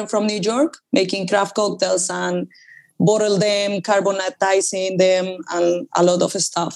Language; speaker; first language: English; non-native, learner; Spanish